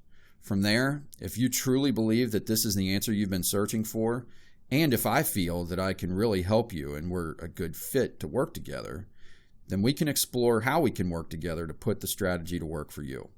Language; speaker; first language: English; native; English